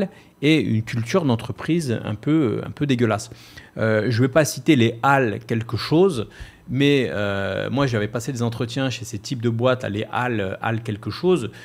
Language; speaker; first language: French; native; French